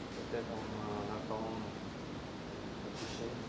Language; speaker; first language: French; non-native, learner; Vietnamese